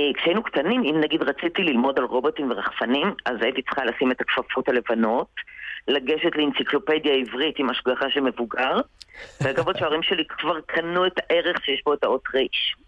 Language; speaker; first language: Hebrew; native; Hebrew